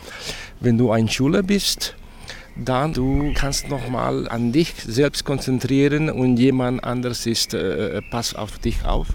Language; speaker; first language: German; non-native, fluent; Spanish